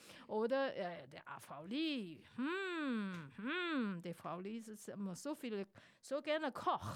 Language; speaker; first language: German; non-native, fluent; Chinese